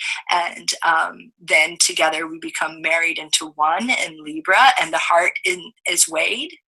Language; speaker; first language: English; native; English